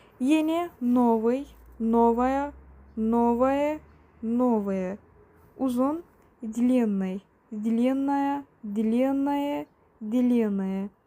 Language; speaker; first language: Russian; non-native, fluent; Turkish